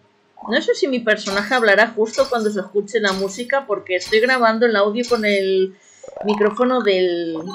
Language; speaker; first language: Spanish; native; Spanish